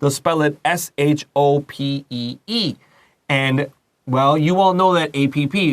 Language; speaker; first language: English; native; English